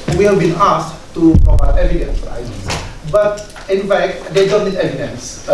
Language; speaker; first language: English; non-native, fluent; Indonesian